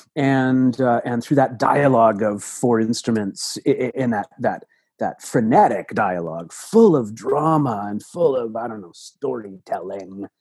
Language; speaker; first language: English; native; English